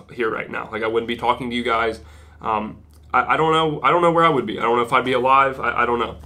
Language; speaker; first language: English; native; English